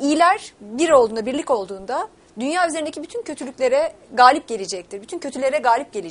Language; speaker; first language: Turkish; native; Turkish